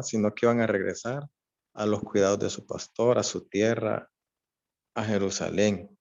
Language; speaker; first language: Spanish; native; Spanish